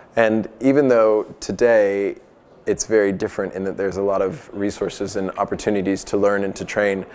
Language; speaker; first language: English; native; English